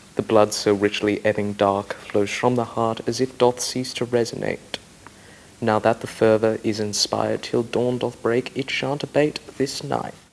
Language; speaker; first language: English; native; English